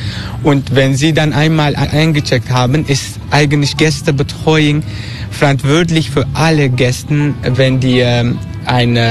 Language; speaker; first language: German; non-native, learner; Turkish